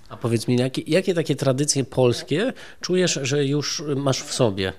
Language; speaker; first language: Polish; native; Polish